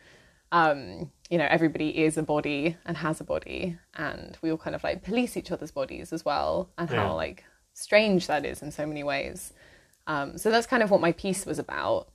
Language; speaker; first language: English; native; English